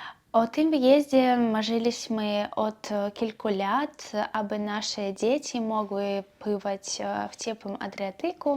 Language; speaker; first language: Polish; non-native, learner; Belarusian